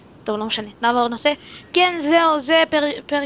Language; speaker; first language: Hebrew; native; Hebrew